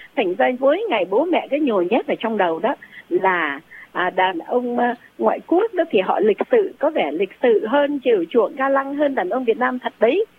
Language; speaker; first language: Vietnamese; native; Vietnamese